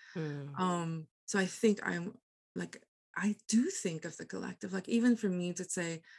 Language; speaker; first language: English; non-native, local second language; Afrikaans